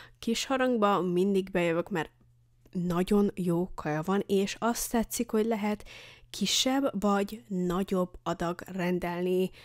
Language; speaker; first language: Hungarian; early bilingual, heritage; Hungarian